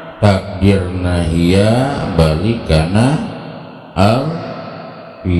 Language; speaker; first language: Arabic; non-native, fluent; Sundanese